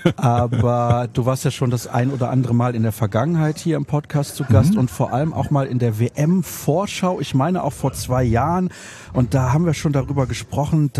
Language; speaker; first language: German; native; German